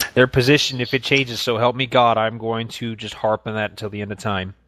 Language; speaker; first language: English; native; English